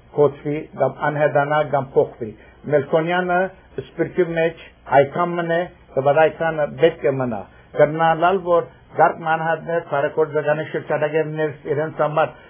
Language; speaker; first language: Armenian; early bilingual, heritage; Armenian